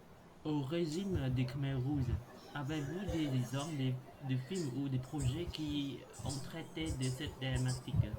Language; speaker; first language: French; non-native, learner; Khmer